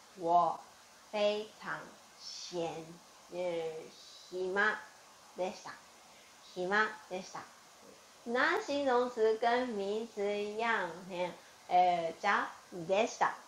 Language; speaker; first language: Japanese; non-native, fluent; Chinese